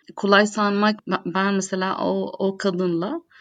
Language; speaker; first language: Turkish; non-native, fluent; Arabic